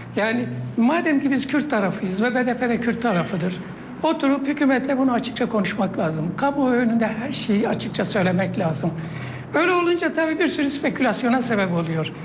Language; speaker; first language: Turkish; non-native, local second language; Kurdish